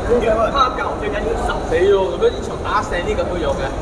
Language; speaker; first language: Chinese; early bilingual, heritage; Chinese